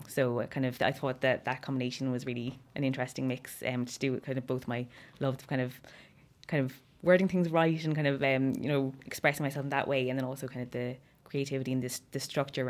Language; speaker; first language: English; native; English